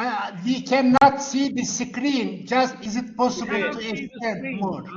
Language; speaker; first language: English; non-native, learner; Turkish